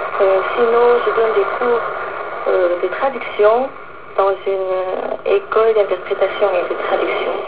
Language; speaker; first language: French; non-native, fluent; Korean